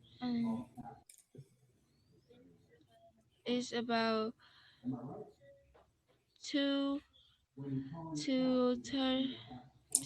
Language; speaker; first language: English; non-native, learner; Vietnamese